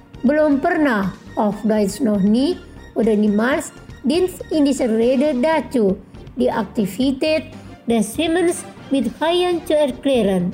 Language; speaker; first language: German; non-native, fluent; Indonesian